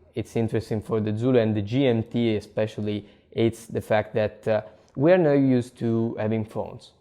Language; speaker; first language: English; non-native, fluent; Italian